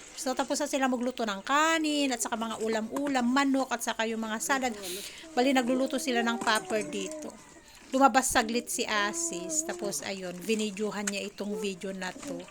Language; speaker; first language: Filipino; native; Filipino